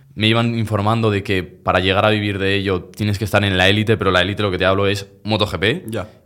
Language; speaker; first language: Spanish; native; Spanish